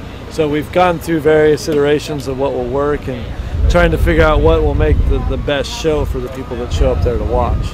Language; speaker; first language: English; native; English